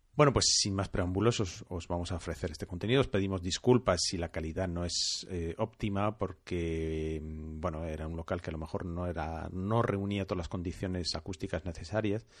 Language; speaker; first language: Spanish; non-native, fluent; French